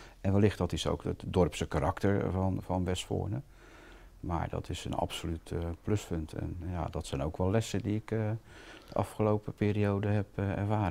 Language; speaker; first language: Dutch; native; Dutch